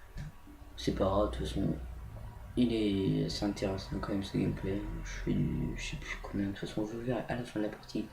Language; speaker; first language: French; native; French